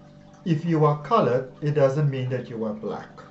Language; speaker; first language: English; native; English